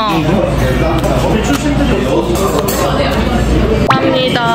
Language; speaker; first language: Korean; non-native, fluent; Japanese